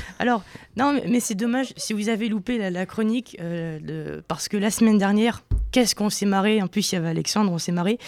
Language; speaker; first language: French; native; French